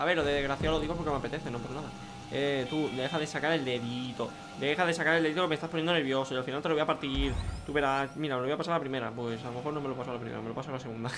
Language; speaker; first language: Spanish; native; Spanish